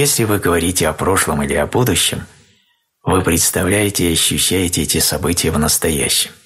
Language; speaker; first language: Russian; native; Russian